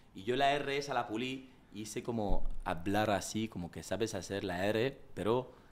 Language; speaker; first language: Spanish; native; Spanish